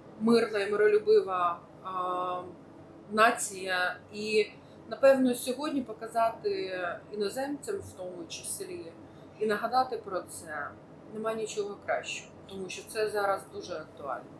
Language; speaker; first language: Ukrainian; native; Ukrainian